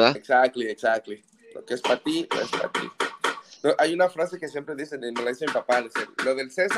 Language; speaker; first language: English; non-native, fluent; Spanish